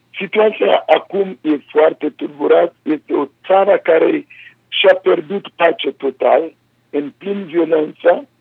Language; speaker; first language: Romanian; non-native, fluent; Sango